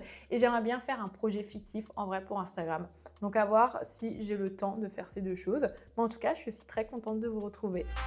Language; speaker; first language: French; native; French